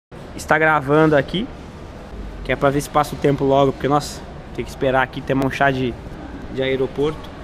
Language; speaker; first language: Portuguese; native; Portuguese